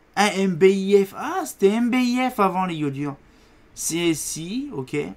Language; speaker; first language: French; native; French